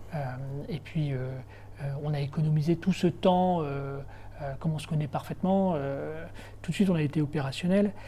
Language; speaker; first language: French; native; French